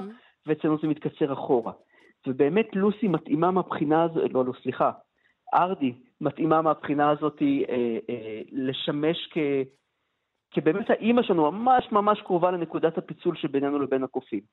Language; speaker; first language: Hebrew; native; Hebrew